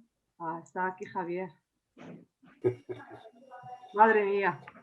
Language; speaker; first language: Spanish; non-native, learner; Arabic